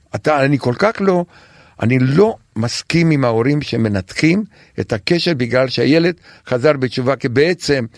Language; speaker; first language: Hebrew; non-native, fluent; Romanian